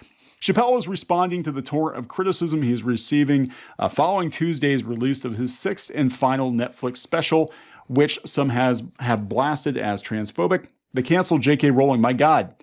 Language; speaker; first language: English; native; English